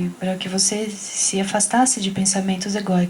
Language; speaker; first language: Portuguese; native; Portuguese